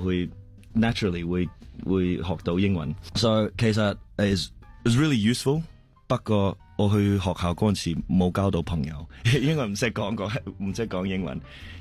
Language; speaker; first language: Cantonese; non-native, fluent; Chinese